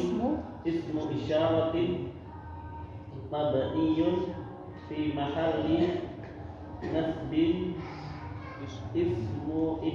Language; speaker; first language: Arabic; non-native, learner; Indonesian